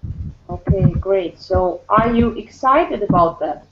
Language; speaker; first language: English; non-native, fluent; Russian